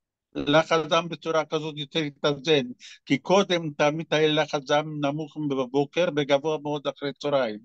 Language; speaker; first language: Hebrew; non-native, fluent; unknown